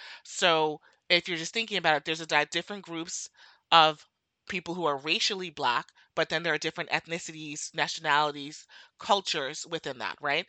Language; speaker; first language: English; native; English